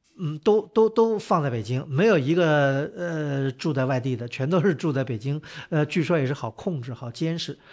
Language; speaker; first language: Chinese; native; Chinese